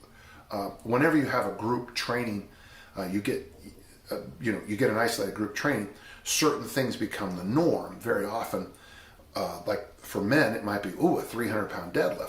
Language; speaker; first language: English; native; English